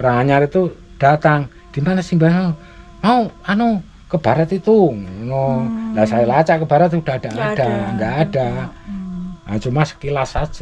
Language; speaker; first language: Indonesian; non-native, local second language; Javanese